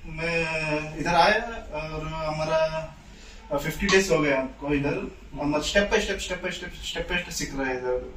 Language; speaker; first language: Hindi; non-native, local second language; Kannada